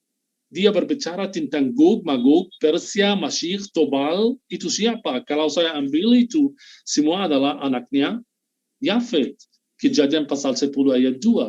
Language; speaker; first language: Indonesian; non-native, fluent; Arabic